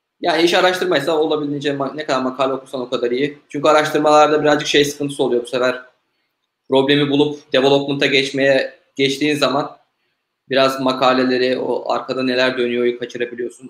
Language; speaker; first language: Turkish; native; Turkish